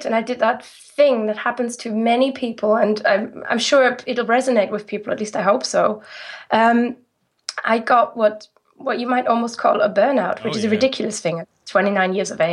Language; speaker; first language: English; non-native, fluent; German